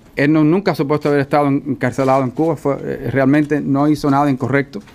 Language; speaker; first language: Spanish; early bilingual, heritage; Spanish